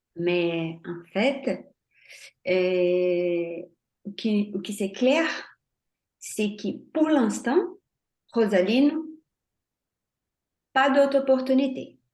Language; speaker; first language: French; non-native, fluent; Portuguese